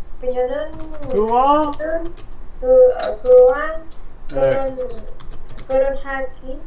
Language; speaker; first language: Korean; non-native, learner; Vietnamese